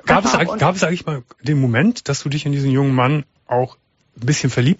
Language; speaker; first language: German; native; German